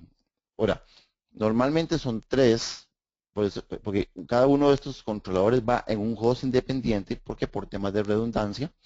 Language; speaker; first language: Spanish; native; Spanish